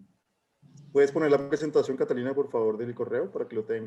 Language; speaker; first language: Spanish; native; Spanish